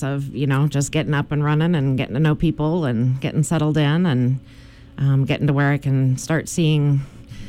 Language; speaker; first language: English; native; English